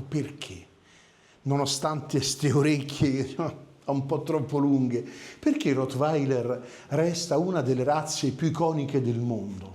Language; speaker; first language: Italian; native; Italian